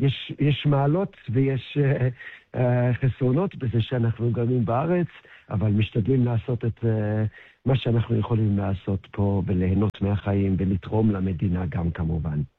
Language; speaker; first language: Hebrew; early bilingual, heritage; English